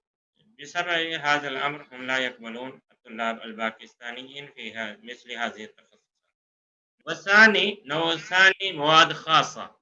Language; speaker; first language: Arabic; non-native, fluent; Urdu